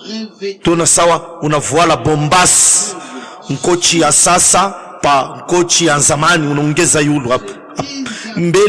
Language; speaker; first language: Swahili; native; Swahili